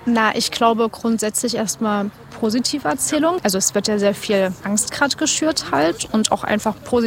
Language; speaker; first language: German; native; German